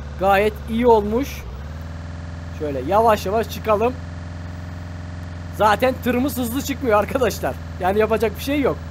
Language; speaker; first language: Turkish; native; Turkish